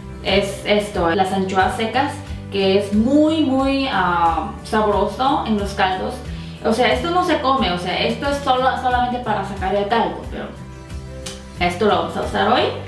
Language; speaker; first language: Spanish; non-native, fluent; Korean